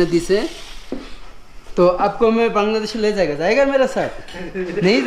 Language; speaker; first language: Hindi; non-native, learner; Bangla